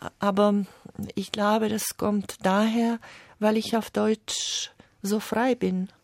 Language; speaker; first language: German; non-native, fluent; Slovak